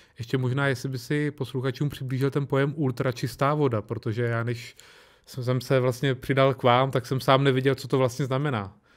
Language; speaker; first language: Czech; native; Czech